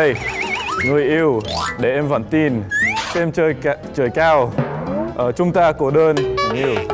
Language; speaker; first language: Vietnamese; non-native, fluent; English